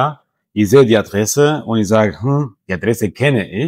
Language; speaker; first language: German; non-native, fluent; Spanish